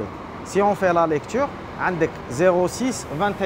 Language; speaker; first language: French; non-native, local second language; Arabic